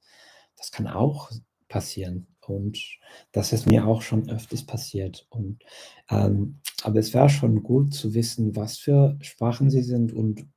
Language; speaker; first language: German; non-native, fluent; English